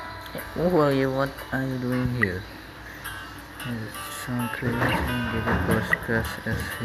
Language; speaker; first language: English; non-native, learner; Indonesian